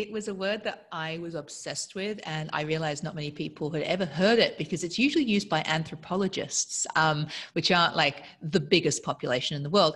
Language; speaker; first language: English; native; English